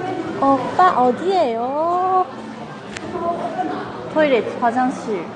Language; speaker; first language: Korean; non-native, learner; Japanese